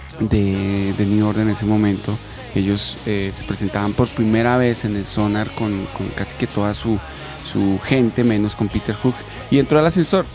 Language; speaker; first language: Spanish; native; Spanish